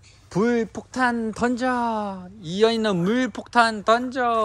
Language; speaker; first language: Korean; native; Korean